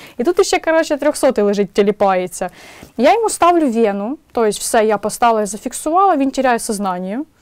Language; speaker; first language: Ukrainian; native; Ukrainian